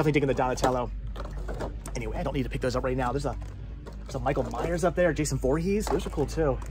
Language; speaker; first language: English; native; English